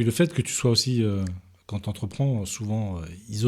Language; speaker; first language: French; native; French